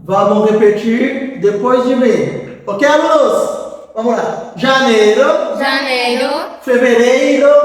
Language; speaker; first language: Portuguese; non-native, fluent; Haitian Creole